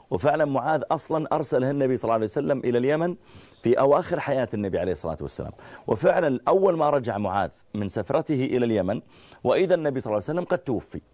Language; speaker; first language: Arabic; native; Arabic